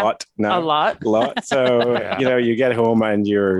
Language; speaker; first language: English; native; English